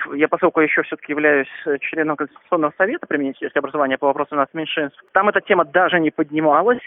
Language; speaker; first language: Russian; native; Russian